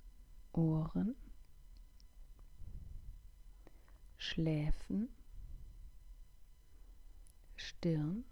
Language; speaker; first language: German; native; German